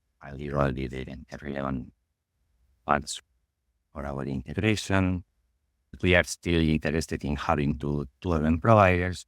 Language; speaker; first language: English; non-native, fluent; Spanish